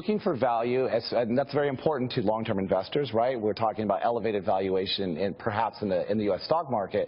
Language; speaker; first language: English; native; English